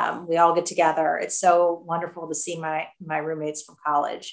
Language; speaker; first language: English; native; English